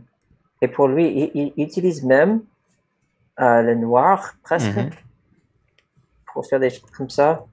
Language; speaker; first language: French; non-native, fluent; English